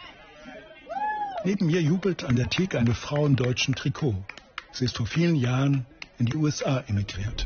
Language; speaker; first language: German; native; German